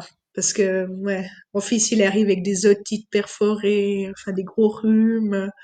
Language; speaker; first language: French; native; French